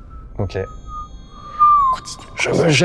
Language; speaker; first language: French; native; French